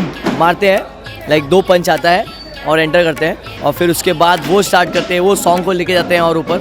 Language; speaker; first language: Hindi; native; Hindi